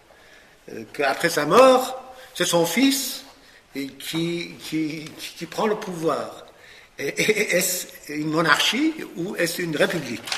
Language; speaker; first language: French; non-native, fluent; Persian